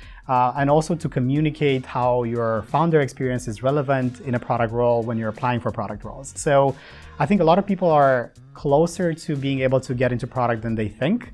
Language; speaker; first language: English; non-native, fluent; Romanian